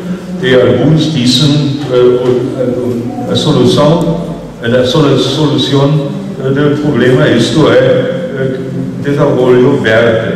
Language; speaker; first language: Portuguese; non-native, fluent; German